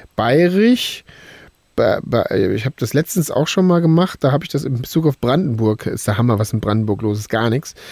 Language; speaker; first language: German; native; German